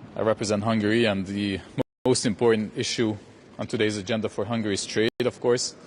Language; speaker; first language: English; non-native, fluent; Hungarian